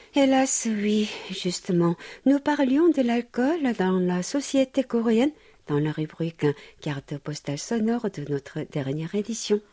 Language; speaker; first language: French; non-native, fluent; Korean